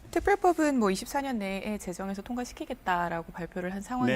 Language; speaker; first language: Korean; native; Korean